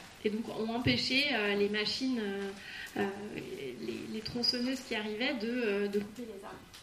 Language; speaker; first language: French; native; French